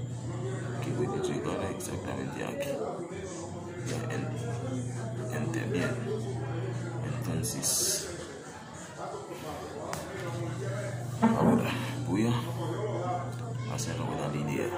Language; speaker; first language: Spanish; non-native, learner; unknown